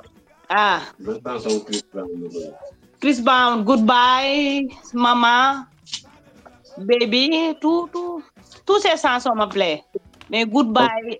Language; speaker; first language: French; non-native, local second language; Wolof